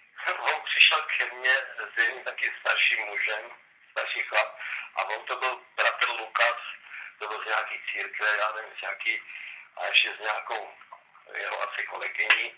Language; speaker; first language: Czech; non-native, local second language; Romany